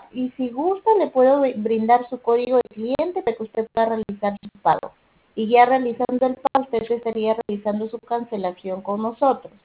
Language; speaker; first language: Spanish; native; Spanish